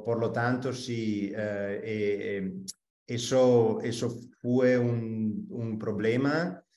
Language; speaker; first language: Spanish; non-native, fluent; Italian